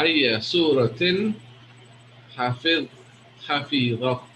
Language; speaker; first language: Arabic; non-native, fluent; English